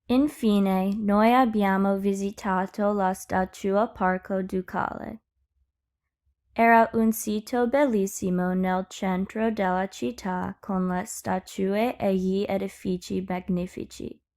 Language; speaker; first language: Italian; non-native, learner; English